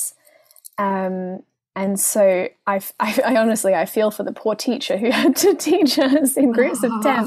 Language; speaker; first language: English; native; English